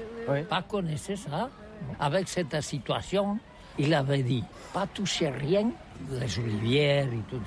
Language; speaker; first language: French; non-native, learner; Catalan